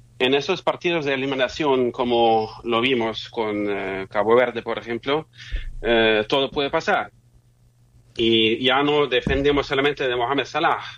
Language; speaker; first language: Spanish; non-native, fluent; German